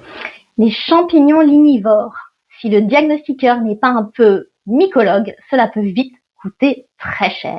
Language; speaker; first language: French; native; French